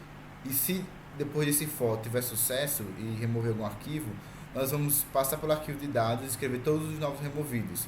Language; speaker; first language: Portuguese; native; Portuguese